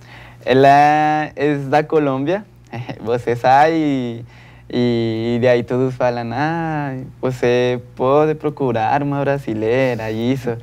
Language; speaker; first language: Portuguese; non-native, learner; Spanish